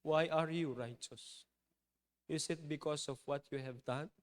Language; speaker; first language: English; non-native, local second language; Filipino